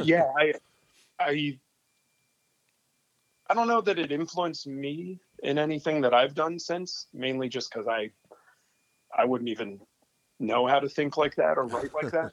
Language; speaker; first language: English; native; English